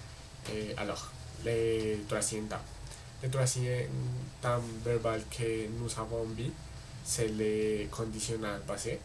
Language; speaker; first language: French; non-native, learner; Spanish